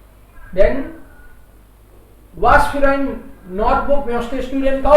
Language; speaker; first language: German; non-native, fluent; Hindi